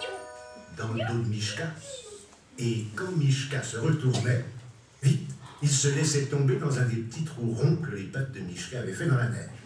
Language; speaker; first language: French; native; French